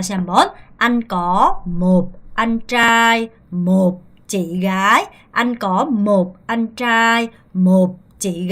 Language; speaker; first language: Vietnamese; non-native, fluent; Korean